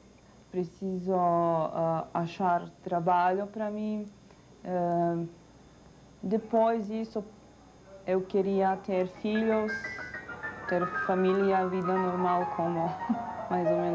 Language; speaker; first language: Portuguese; non-native, learner; Serbian